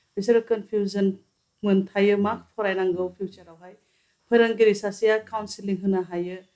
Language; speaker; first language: Bodo; non-native, local second language; Santali